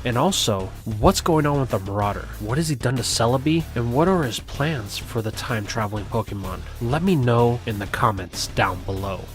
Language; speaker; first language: English; native; English